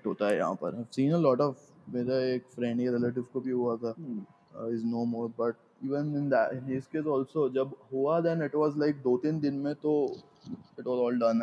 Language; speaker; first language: English; non-native, local second language; Gujarati